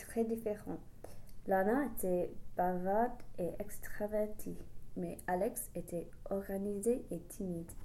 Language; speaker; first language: French; non-native, learner; English